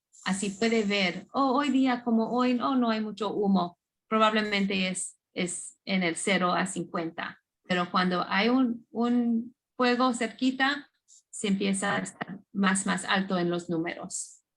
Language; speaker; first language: Spanish; non-native, fluent; English